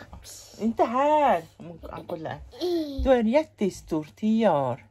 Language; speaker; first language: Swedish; non-native, learner; Mongolian